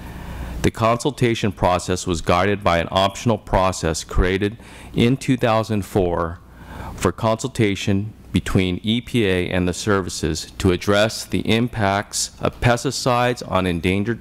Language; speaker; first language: English; native; English